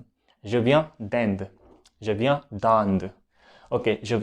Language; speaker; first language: French; non-native, fluent; Hindi